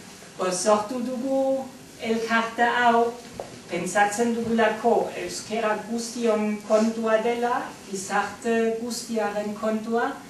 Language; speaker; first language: Basque; non-native, fluent; German